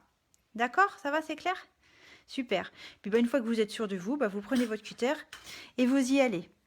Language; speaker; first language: French; native; French